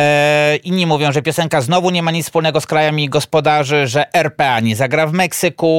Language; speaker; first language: Polish; native; Polish